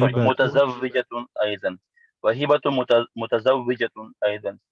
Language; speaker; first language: Arabic; non-native, learner; English